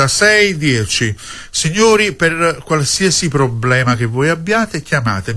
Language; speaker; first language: Italian; native; Italian